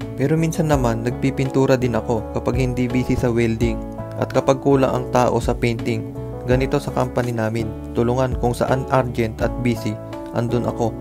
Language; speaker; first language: Filipino; native; Filipino